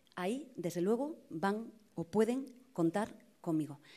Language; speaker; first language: Spanish; native; Spanish